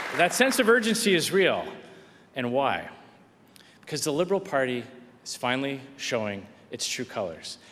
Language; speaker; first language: English; native; English